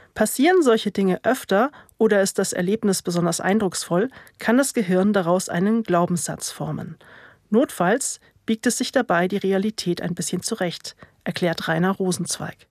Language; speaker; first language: German; native; German